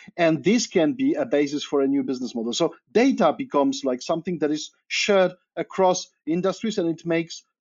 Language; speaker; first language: English; non-native, fluent; Polish